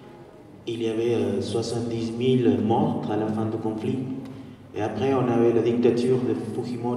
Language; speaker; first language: French; non-native, fluent; Spanish